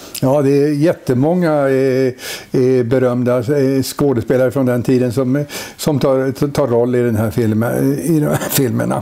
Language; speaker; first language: Swedish; native; Swedish